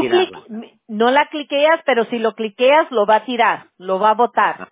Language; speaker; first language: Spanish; early bilingual, heritage; Spanish